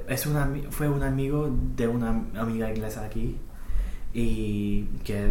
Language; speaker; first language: Spanish; non-native, fluent; English